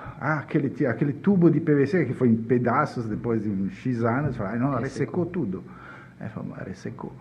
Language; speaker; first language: Portuguese; non-native, fluent; Italian